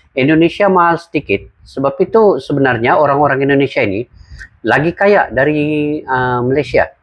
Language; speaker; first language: Malay; native; Malay